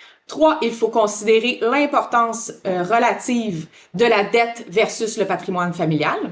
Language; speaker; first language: French; native; French